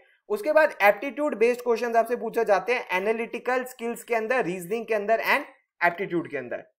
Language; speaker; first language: Hindi; native; Hindi